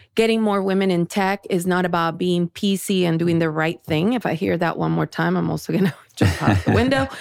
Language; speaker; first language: English; early bilingual, other home language; Spanish